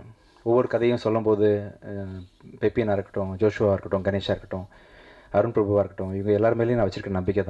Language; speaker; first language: Tamil; native; Tamil